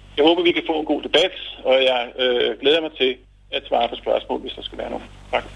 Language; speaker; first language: Danish; native; Danish